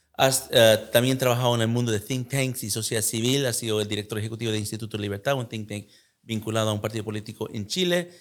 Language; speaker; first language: Spanish; early bilingual, heritage; Spanish